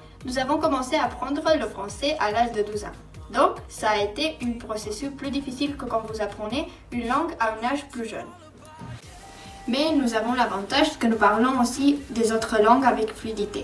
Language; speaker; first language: French; non-native, learner; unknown